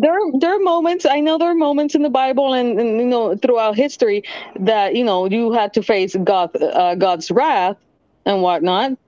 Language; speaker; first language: English; non-native, local second language; Spanish